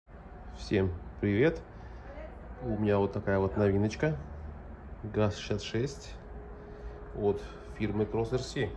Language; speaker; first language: Russian; native; Russian